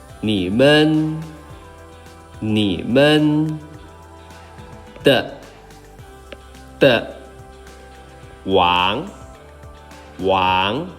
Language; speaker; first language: Chinese; non-native, fluent; Thai